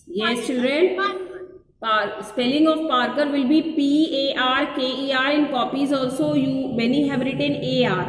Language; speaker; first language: English; non-native, local second language; Hindi